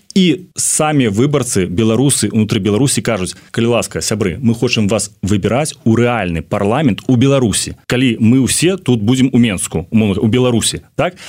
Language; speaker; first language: Belarusian; native; Belarusian